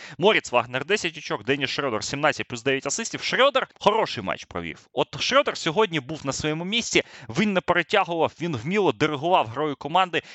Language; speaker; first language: Ukrainian; native; Ukrainian